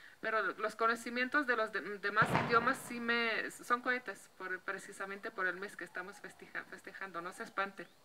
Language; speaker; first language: Spanish; non-native, fluent; Slovenian